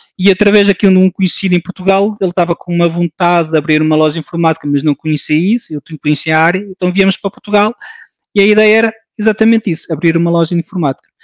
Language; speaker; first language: Portuguese; early bilingual, heritage; Portuguese